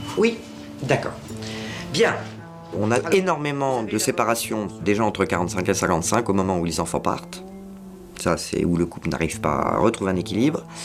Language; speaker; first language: French; native; French